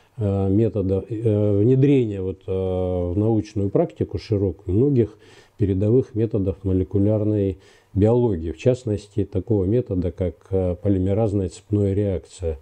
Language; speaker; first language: Russian; native; Russian